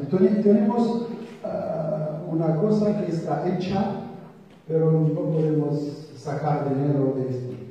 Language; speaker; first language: Spanish; non-native, learner; Arabic